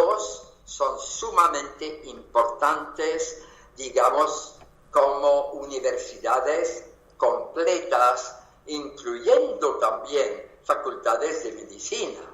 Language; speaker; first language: Spanish; non-native, fluent; French